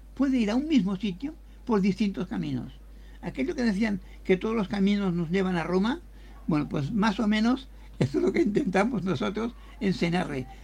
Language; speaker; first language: Spanish; native; Spanish